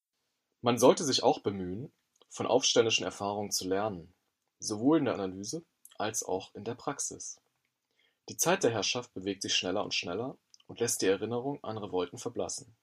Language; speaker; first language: German; native; German